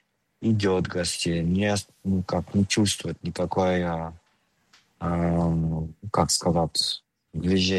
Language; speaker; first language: Russian; non-native, fluent; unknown